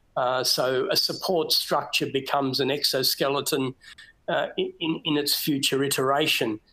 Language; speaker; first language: English; native; English